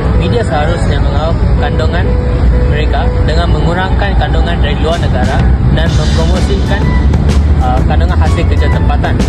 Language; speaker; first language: Malay; non-native, local second language; Tamil